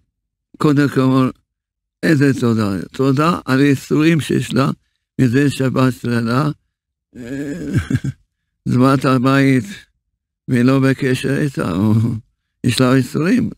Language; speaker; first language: Hebrew; early bilingual, other home language; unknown